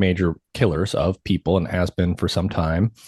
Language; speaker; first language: English; native; English